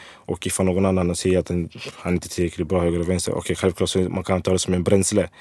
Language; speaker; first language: Swedish; early bilingual, other home language; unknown